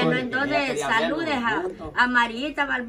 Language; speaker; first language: Spanish; native; Spanish